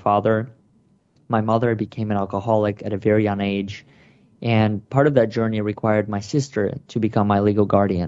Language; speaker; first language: English; early bilingual, other home language; Russian